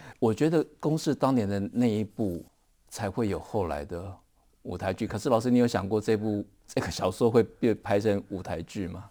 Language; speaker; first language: Chinese; native; Chinese